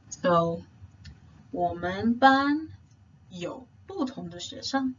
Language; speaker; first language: Chinese; non-native, fluent; English